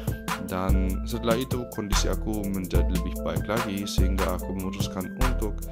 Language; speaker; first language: Indonesian; early bilingual, heritage; Indonesian